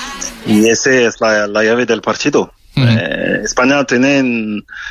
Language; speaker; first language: Spanish; non-native, fluent; French